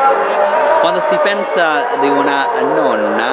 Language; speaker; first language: Italian; non-native, fluent; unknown